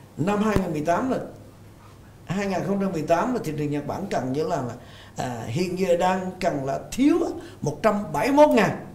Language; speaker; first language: Vietnamese; native; Vietnamese